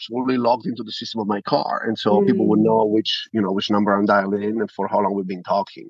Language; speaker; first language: English; non-native, fluent; Italian